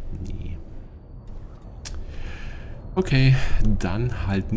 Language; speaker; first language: German; native; German